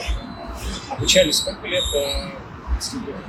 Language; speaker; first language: Russian; native; Russian